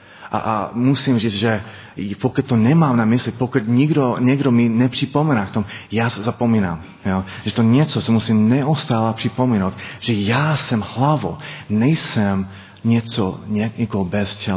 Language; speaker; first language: Czech; non-native, learner; English